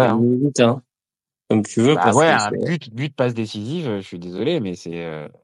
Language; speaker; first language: French; native; French